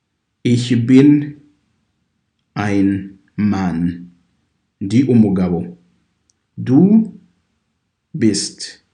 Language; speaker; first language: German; non-native, fluent; Kinyarwanda